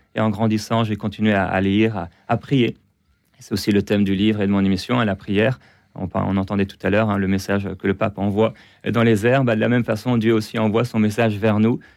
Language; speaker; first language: French; native; French